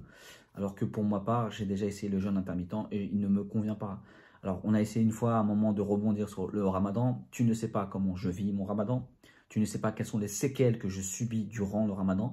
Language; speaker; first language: French; native; French